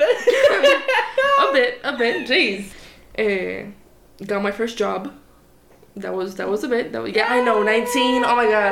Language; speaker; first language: English; non-native, local second language; Spanish